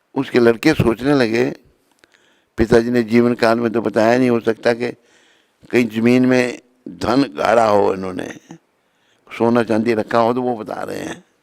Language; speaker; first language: Hindi; non-native, local second language; Punjabi